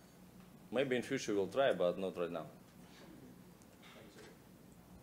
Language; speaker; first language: English; non-native, learner; Russian